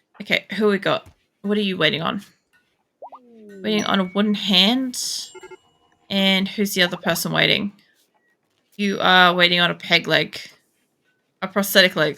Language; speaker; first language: English; native; English